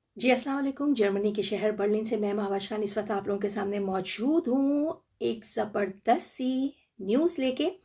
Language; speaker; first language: Urdu; native; Urdu